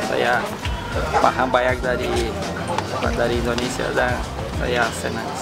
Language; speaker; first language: Indonesian; non-native, fluent; Portuguese